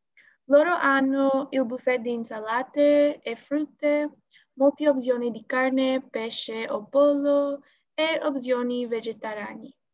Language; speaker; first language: Italian; non-native, learner; English